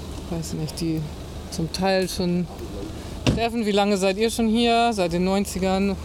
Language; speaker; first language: German; native; German